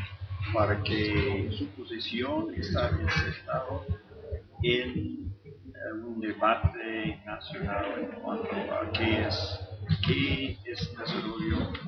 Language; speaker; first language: Spanish; non-native, fluent; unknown